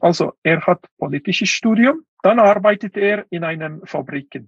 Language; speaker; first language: German; non-native, fluent; Uyghur